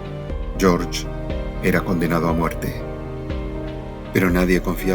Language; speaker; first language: Spanish; native; Spanish